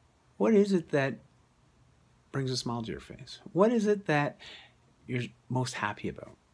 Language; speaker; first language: English; native; English